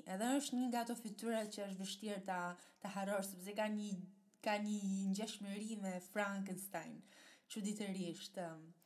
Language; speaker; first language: Albanian; early bilingual, heritage; Albanian